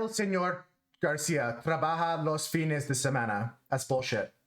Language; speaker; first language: Spanish; non-native, learner; English